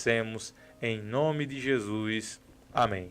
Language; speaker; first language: Portuguese; native; Portuguese